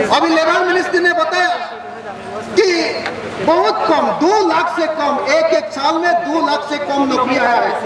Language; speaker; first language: Hindi; non-native, local second language; Assamese